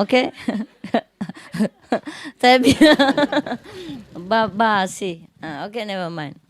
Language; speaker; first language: French; non-native, learner; Vietnamese